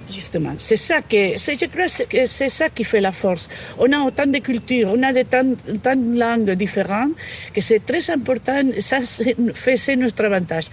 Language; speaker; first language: French; non-native, fluent; Spanish